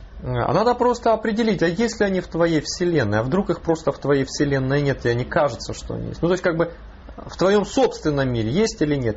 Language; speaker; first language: Russian; native; Russian